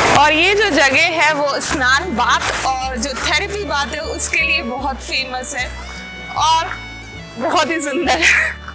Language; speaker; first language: Hindi; native; Hindi